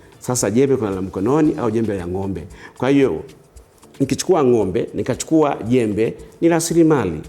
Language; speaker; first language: Swahili; native; Swahili